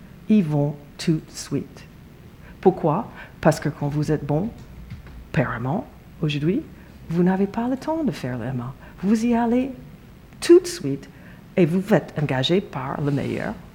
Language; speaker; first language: French; non-native, fluent; English